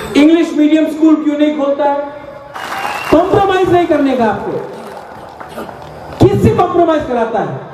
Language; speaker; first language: Hindi; non-native, local second language; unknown